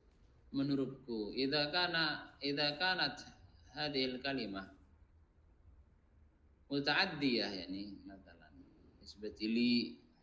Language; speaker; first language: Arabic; non-native, fluent; Indonesian